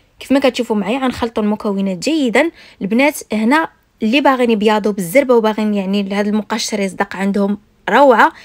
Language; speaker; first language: Arabic; native; Arabic